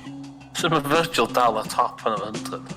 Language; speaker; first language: Welsh; native; Welsh